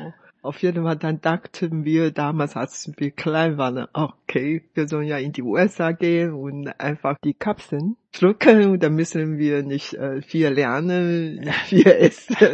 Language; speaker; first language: German; non-native, fluent; Chinese